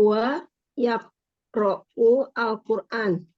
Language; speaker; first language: Arabic; non-native, learner; Indonesian